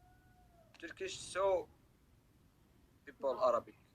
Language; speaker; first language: English; non-native, learner; Arabic